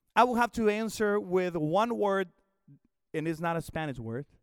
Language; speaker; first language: English; non-native, fluent; Spanish